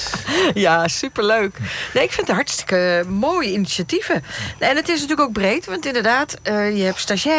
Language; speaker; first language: Dutch; native; Dutch